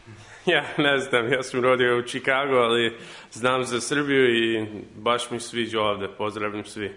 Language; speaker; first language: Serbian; early bilingual, heritage; English